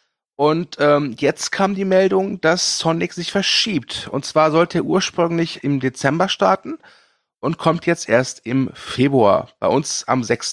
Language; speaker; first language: German; native; German